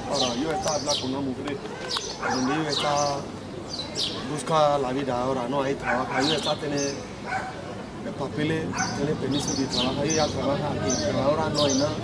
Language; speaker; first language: Spanish; non-native, learner; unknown